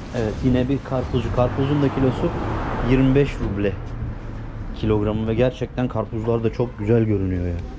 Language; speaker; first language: Turkish; native; Turkish